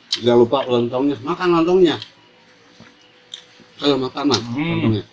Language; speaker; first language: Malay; non-native, local second language; Sundanese